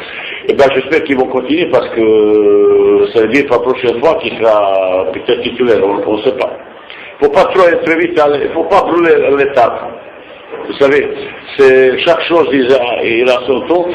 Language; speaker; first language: French; non-native, fluent; Bosnian